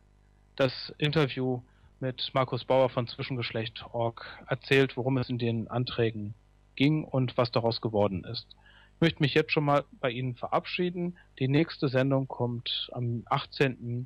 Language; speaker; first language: German; native; German